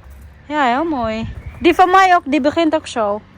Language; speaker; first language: Dutch; non-native, learner; Waray